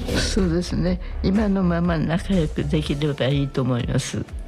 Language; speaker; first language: Japanese; native; Japanese